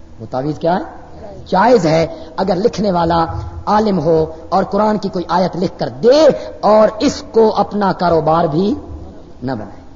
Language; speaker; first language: Urdu; non-native, local second language; Punjabi